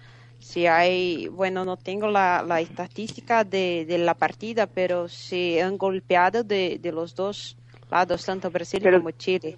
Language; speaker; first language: Spanish; non-native, fluent; Portuguese